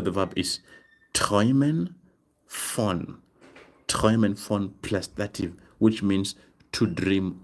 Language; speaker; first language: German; non-native, fluent; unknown